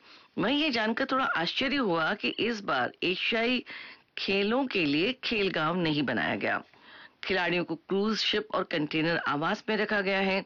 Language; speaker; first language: Hindi; native; Hindi